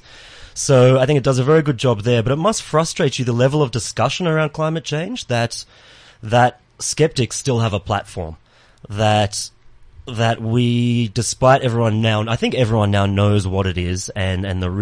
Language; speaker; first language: English; native; English